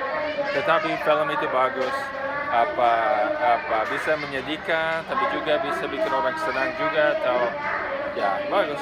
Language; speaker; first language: Indonesian; non-native, fluent; English